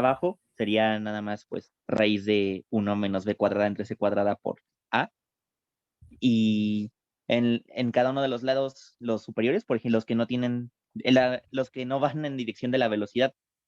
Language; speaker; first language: Spanish; native; Spanish